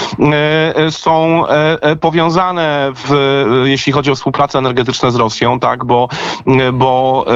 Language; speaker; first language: Polish; native; Polish